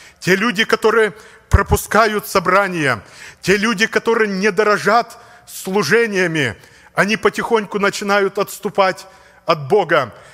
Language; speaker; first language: Russian; native; Russian